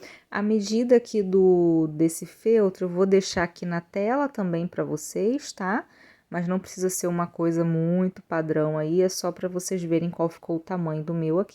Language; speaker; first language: Portuguese; native; Portuguese